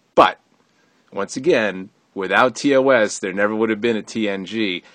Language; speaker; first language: English; native; English